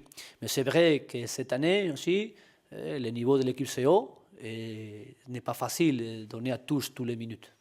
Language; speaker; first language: French; non-native, learner; Spanish